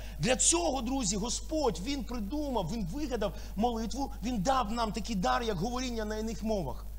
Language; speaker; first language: Ukrainian; non-native, local second language; Russian